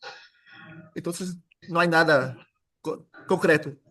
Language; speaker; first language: Spanish; non-native, fluent; Portuguese